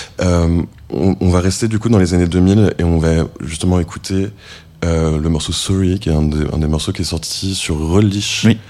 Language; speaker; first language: French; native; French